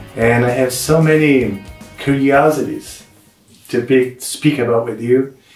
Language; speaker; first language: English; non-native, fluent; Portuguese